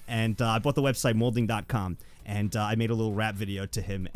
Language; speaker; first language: English; native; English